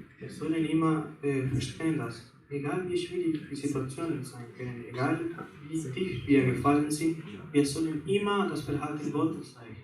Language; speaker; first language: German; non-native, fluent; Spanish